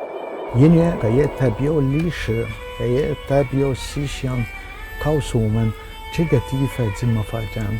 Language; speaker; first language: Chinese; non-native, fluent; Arabic